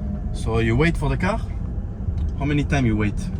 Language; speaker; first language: English; non-native, learner; French